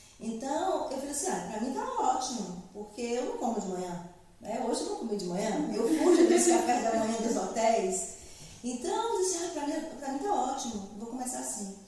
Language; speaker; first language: Portuguese; native; Portuguese